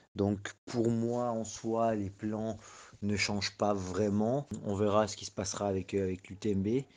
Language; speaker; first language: French; native; French